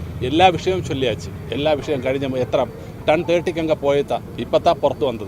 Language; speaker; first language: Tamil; non-native, learner; Malayalam